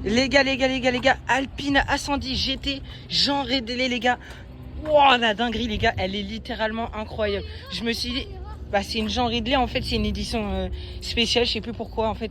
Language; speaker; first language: French; native; French